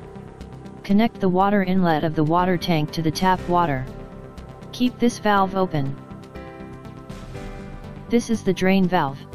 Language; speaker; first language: English; non-native, fluent; Chinese